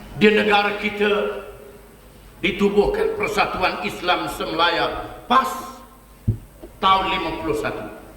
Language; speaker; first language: Malay; native; Malay